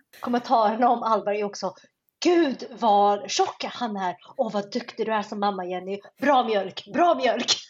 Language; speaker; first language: Swedish; early bilingual, other home language; Chinese